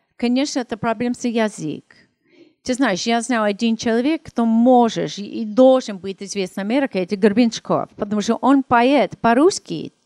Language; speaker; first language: Russian; non-native, fluent; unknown